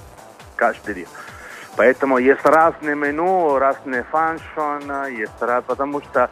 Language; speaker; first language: Russian; non-native, learner; Italian